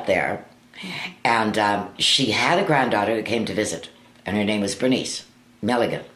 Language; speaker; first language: English; native; English